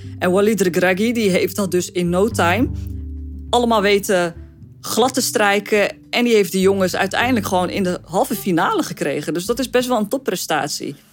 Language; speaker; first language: Dutch; early bilingual, other home language; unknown